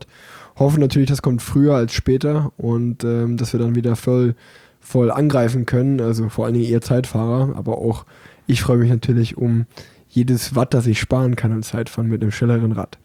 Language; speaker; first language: German; native; German